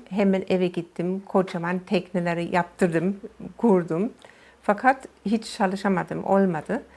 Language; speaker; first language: Turkish; non-native, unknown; German